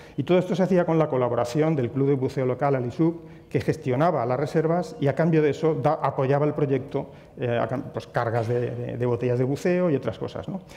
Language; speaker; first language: Spanish; native; Spanish